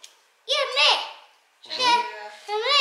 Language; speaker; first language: Icelandic; non-native, learner; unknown